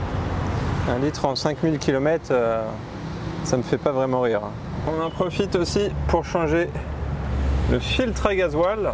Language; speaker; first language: French; native; French